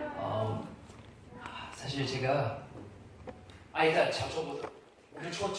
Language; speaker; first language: Korean; non-native, fluent; English